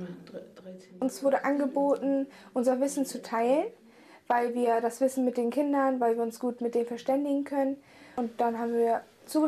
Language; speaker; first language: German; early bilingual, other home language; Turkish